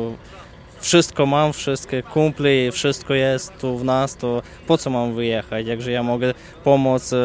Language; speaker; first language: Polish; non-native, learner; Ukrainian